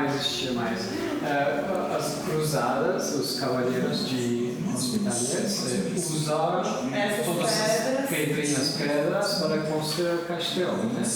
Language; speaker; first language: Portuguese; non-native, learner; Turkish